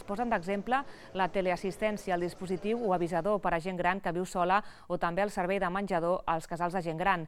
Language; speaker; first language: Catalan; native; Catalan